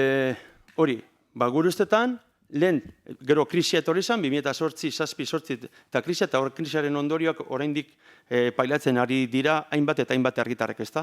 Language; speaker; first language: Basque; native; Basque